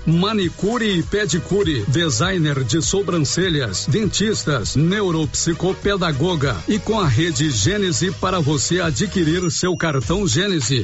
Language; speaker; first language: Portuguese; native; Portuguese